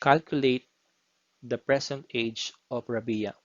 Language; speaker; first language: English; non-native, local second language; Filipino